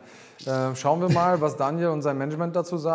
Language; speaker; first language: German; native; German